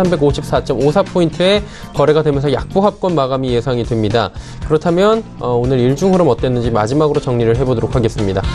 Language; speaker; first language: Korean; native; Korean